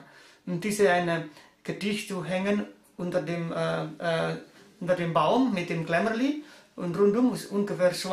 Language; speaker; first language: German; non-native, learner; Indonesian